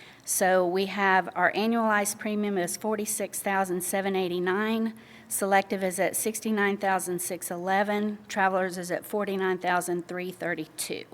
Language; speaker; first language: English; native; English